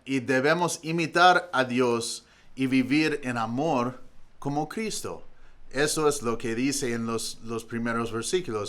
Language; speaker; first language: Spanish; non-native, fluent; English